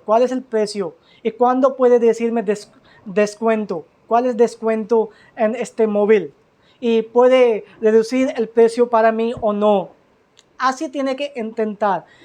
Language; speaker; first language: Spanish; non-native, learner; Hindi